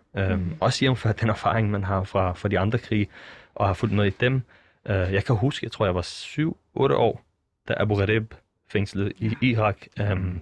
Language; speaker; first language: Danish; early bilingual, other home language; Arabic